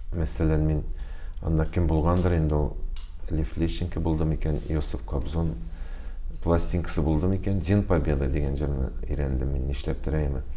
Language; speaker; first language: Tatar; native; Tatar